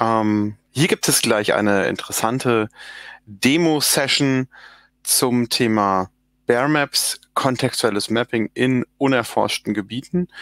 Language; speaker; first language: German; native; German